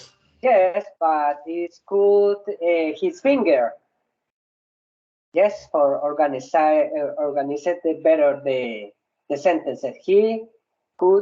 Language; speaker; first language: English; non-native, learner; Spanish